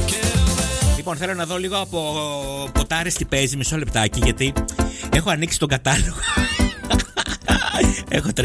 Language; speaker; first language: Greek; native; Greek